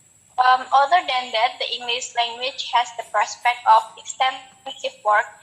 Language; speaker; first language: English; non-native, learner; Indonesian